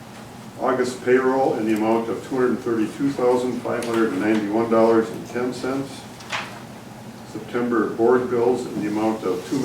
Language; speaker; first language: English; native; English